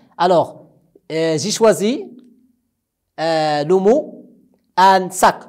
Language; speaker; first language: French; non-native, local second language; Arabic